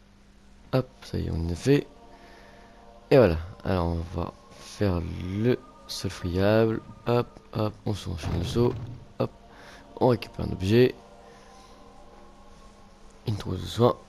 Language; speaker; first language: French; native; French